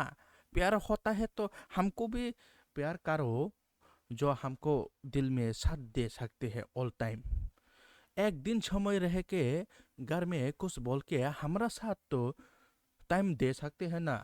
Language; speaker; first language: Hindi; non-native, local second language; Kok Borok